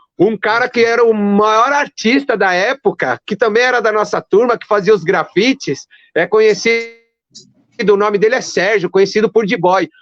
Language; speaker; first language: Portuguese; early bilingual, other home language; Arabic